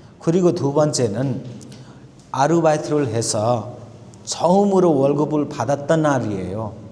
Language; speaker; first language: Korean; non-native, fluent; Nepali